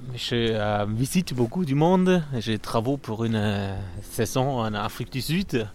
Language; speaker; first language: French; non-native, learner; German